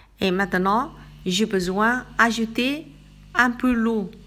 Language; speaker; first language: French; non-native, learner; Chinese